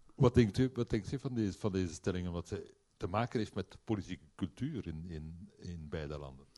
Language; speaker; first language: Dutch; native; Dutch